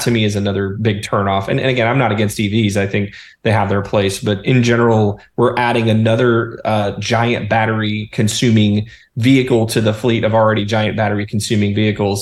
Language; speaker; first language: English; native; English